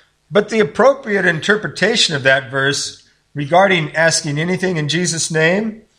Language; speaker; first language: English; native; English